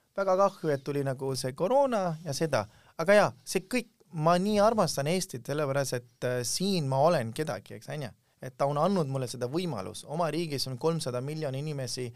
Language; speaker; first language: Estonian; non-native, fluent; Urdu